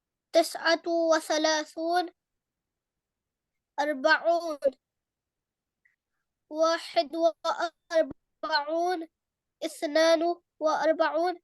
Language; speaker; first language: Arabic; non-native, learner; Urdu